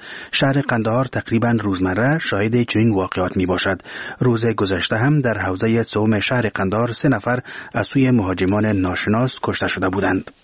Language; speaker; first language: Persian; native; Persian